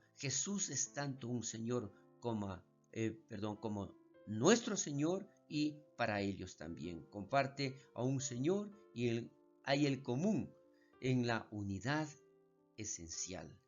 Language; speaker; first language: Spanish; native; Spanish